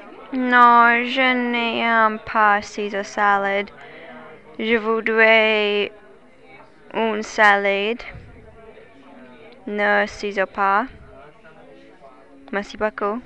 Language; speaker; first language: French; non-native, learner; English